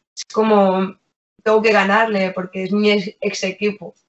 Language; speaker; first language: Spanish; native; Spanish